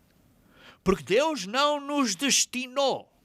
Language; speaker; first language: Portuguese; native; Portuguese